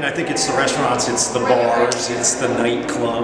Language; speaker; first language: English; native; English